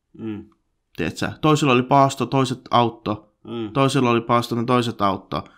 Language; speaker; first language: Finnish; early bilingual, other home language; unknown